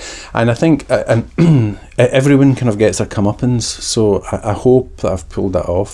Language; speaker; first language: English; native; English